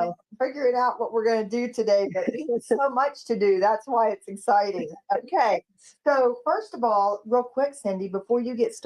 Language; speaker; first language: English; native; English